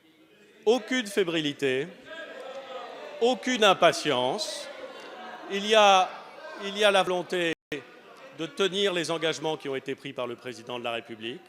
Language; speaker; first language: French; native; French